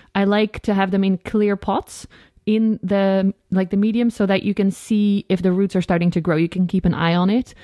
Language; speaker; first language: English; non-native, fluent; Dutch